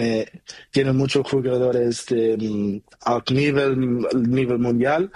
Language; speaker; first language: Spanish; non-native, learner; Portuguese